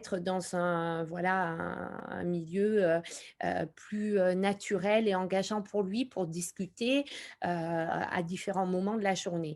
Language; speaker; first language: French; native; French